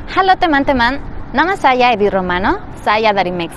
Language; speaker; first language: Indonesian; non-native, fluent; Spanish